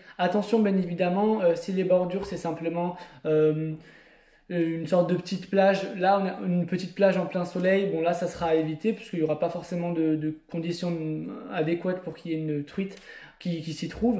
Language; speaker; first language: French; native; French